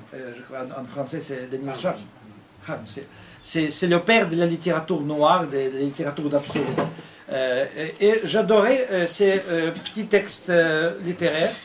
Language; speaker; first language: French; non-native, fluent; Russian